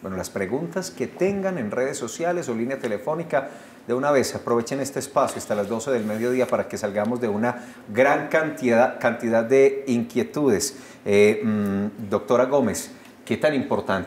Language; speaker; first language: Spanish; native; Spanish